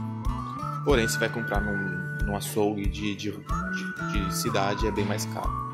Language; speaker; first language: Portuguese; native; Portuguese